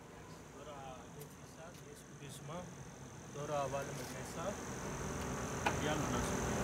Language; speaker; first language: Greek; non-native, learner; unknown